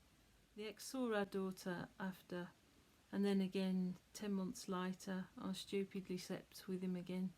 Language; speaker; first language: English; native; English